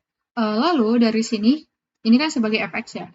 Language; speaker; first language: Indonesian; native; Indonesian